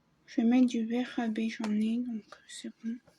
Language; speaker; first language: French; native; French